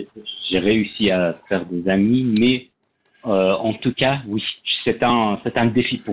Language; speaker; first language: French; non-native, fluent; Persian